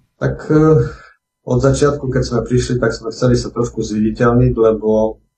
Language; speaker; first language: Slovak; native; Slovak